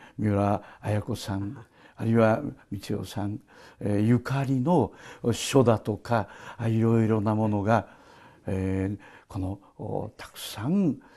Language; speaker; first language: Japanese; native; Japanese